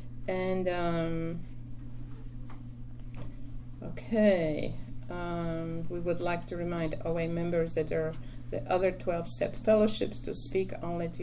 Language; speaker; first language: English; non-native, fluent; Polish